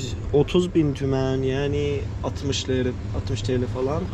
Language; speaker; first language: Turkish; non-native, fluent; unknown